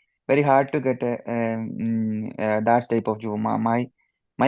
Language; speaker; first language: English; non-native, learner; Malayalam